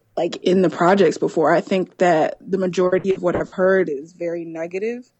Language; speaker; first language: English; native; English